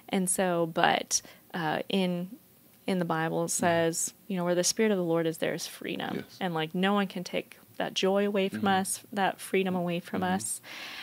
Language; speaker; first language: English; native; English